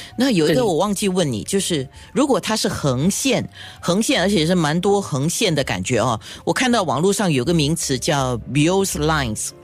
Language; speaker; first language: Chinese; native; Chinese